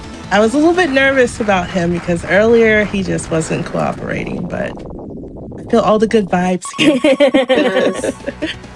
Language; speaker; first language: English; native; English